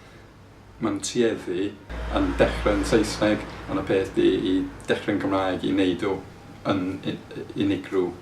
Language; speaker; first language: Welsh; non-native, fluent; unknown